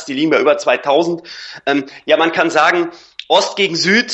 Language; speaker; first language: German; native; German